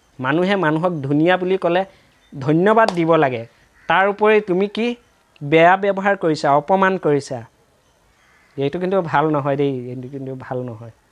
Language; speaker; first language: Assamese; non-native, local second language; Bangla